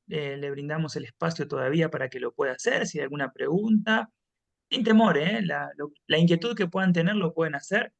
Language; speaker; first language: Spanish; native; Spanish